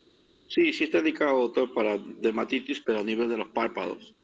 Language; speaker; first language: Spanish; native; Spanish